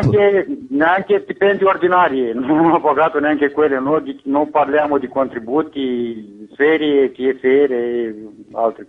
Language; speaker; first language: Italian; non-native, fluent; Romanian